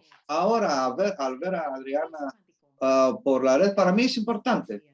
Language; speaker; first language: Spanish; non-native, fluent; Greek